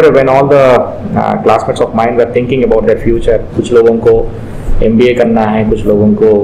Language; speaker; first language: Hindi; non-native, local second language; Telugu